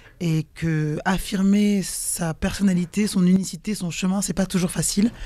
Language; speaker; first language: French; native; French